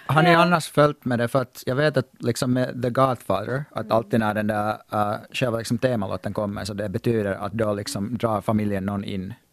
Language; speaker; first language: Swedish; native; Swedish